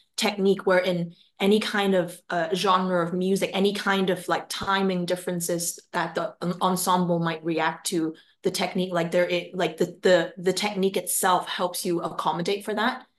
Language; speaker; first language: English; non-native, local second language; Cantonese